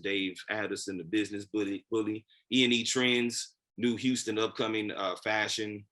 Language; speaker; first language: English; native; English